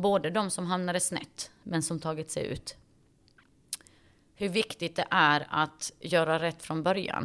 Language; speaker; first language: Swedish; early bilingual, other home language; Bosnian